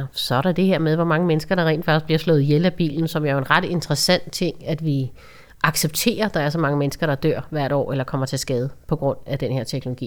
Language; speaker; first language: Danish; native; Danish